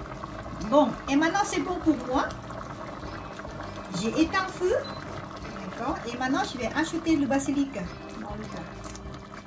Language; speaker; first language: French; non-native, learner; Thai